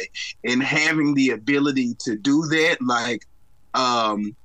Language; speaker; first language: English; native; English